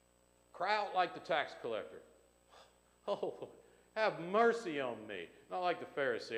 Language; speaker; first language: English; native; English